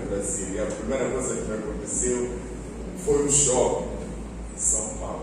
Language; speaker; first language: Portuguese; non-native, local second language; Tsonga